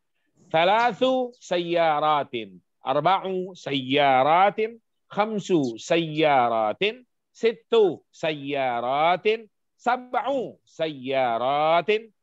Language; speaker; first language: Arabic; non-native, fluent; Indonesian